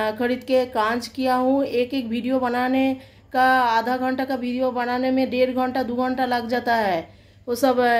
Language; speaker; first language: Hindi; non-native, local second language; Bangla